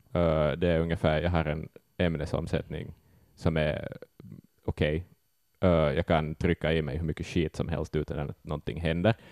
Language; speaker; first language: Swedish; native; Swedish